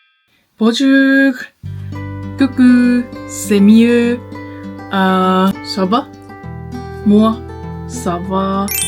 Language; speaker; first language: French; non-native, learner; Japanese